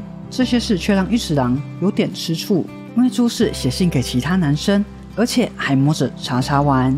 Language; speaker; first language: Chinese; native; Chinese